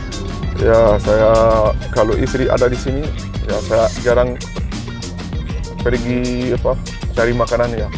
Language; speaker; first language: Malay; non-native, fluent; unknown